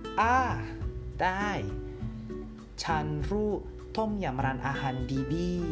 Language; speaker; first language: Thai; non-native, learner; Indonesian